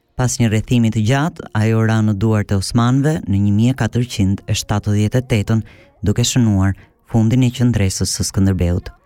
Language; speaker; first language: Albanian; early bilingual, heritage; Albanian